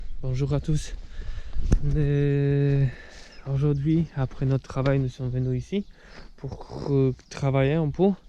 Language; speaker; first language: French; non-native, fluent; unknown